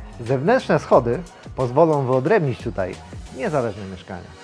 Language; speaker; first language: Polish; native; Polish